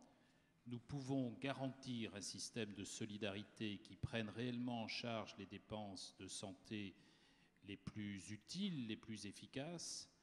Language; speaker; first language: French; native; French